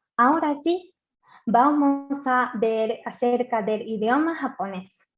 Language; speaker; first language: Spanish; non-native, fluent; Japanese